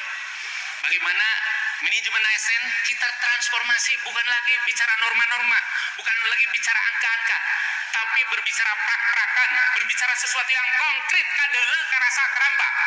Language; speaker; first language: Indonesian; non-native, local second language; Sundanese